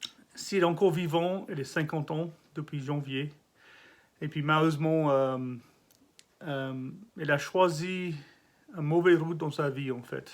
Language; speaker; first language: French; non-native, learner; English